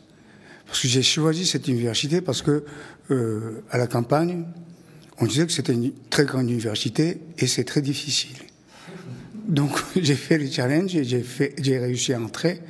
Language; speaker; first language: French; non-native, fluent; Japanese